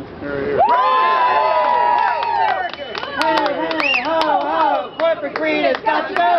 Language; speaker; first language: English; native; English